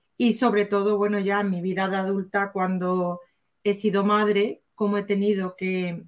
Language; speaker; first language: Spanish; native; Spanish